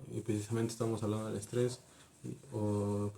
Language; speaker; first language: Spanish; native; Spanish